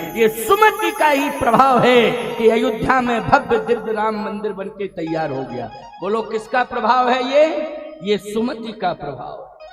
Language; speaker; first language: Hindi; native; Hindi